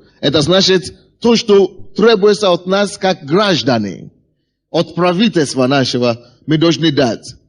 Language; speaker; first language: Russian; non-native, fluent; Yoruba